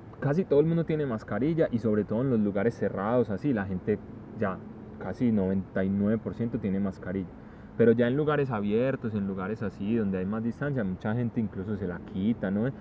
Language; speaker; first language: Spanish; native; Spanish